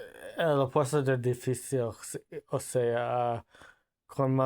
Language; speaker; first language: Spanish; non-native, learner; English